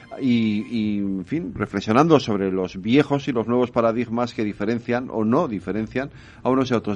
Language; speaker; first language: Spanish; native; Spanish